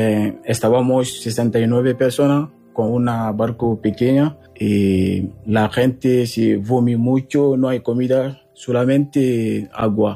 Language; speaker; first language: Spanish; non-native, learner; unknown